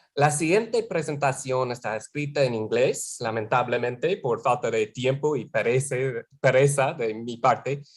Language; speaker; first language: Spanish; non-native, fluent; English